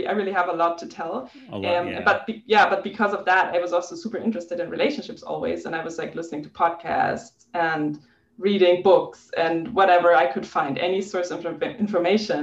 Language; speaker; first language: English; non-native, fluent; German